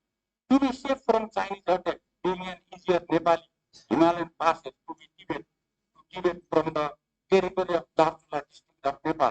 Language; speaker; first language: English; non-native, fluent; Nepali